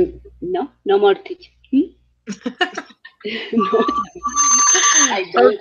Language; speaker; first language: English; non-native, learner; Spanish